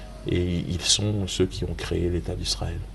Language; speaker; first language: French; native; French